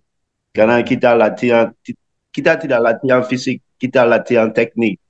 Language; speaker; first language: Indonesian; non-native, learner; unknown